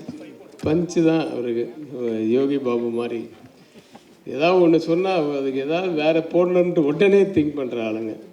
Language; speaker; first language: Tamil; native; Tamil